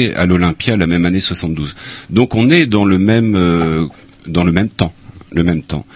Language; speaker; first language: French; native; French